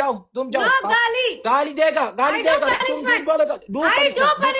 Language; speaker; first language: Hindi; non-native, local second language; Tamil